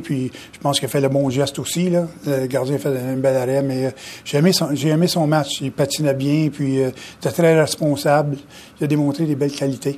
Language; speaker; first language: French; native; French